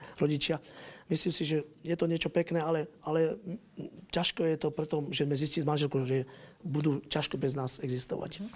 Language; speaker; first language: Slovak; non-native, local second language; Romany